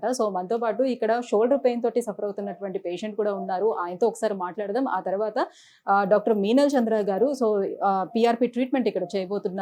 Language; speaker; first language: Telugu; native; Telugu